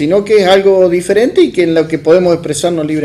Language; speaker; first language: Spanish; native; Spanish